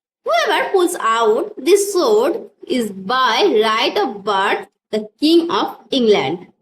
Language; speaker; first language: English; non-native, local second language; Bangla